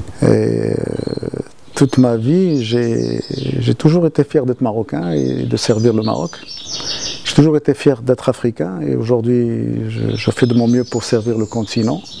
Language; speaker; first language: French; non-native, local second language; Arabic